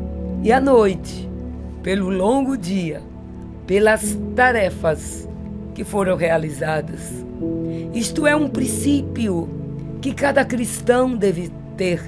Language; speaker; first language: Portuguese; native; Portuguese